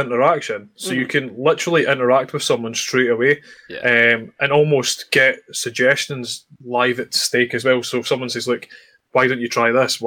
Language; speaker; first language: English; native; English